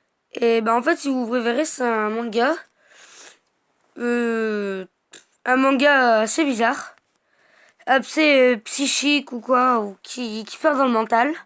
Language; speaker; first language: French; native; French